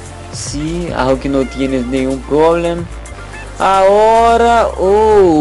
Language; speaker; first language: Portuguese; non-native, learner; Spanish